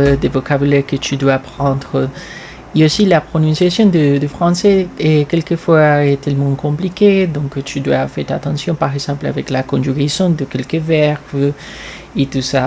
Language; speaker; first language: French; non-native, learner; Portuguese